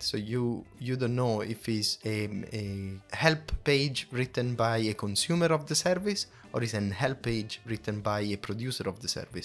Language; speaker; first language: English; non-native, fluent; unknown